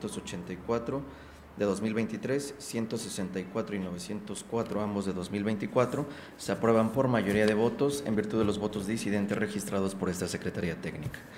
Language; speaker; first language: Spanish; native; Spanish